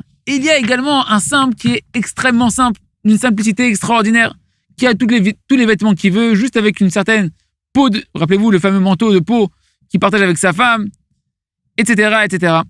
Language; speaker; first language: French; native; French